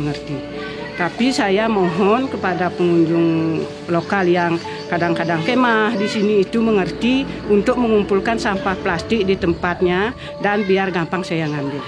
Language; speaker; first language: Indonesian; non-native, local second language; Balinese